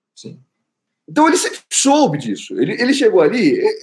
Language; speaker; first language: Portuguese; native; Portuguese